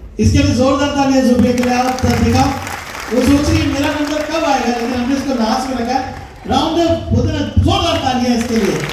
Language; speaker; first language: Hindi; native; Hindi